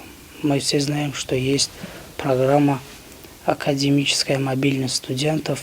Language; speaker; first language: Russian; non-native, local second language; Tajik